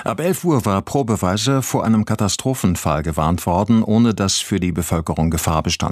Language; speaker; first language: German; native; German